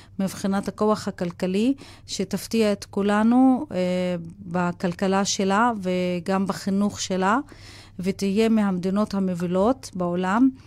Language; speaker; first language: Hebrew; non-native, local second language; Arabic